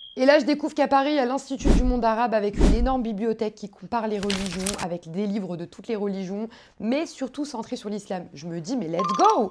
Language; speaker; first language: French; native; French